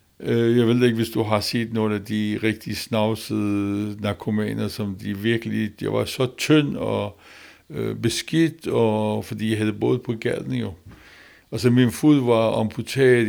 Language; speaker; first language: Danish; non-native, learner; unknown